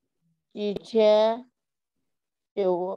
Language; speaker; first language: Chinese; non-native, learner; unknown